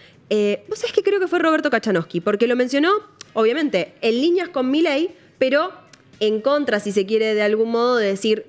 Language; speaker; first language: Spanish; native; Spanish